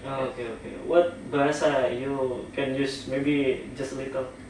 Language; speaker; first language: English; non-native, learner; Indonesian